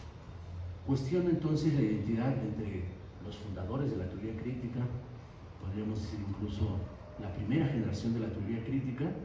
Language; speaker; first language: Spanish; native; Spanish